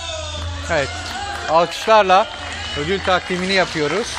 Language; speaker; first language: Turkish; native; Turkish